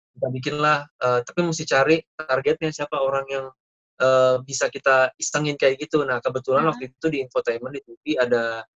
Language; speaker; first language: Indonesian; native; Indonesian